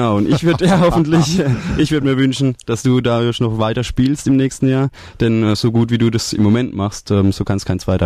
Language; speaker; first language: German; native; German